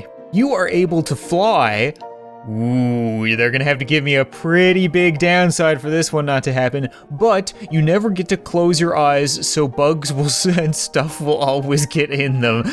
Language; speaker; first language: English; native; English